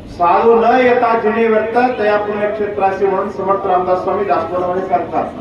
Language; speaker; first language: Marathi; non-native, local second language; Kannada